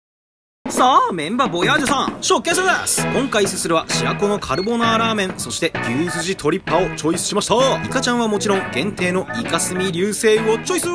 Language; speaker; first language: Japanese; native; Japanese